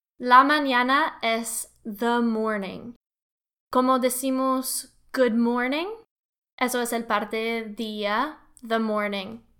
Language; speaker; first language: Spanish; non-native, learner; English